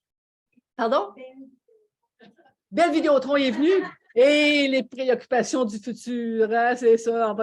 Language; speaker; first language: French; native; French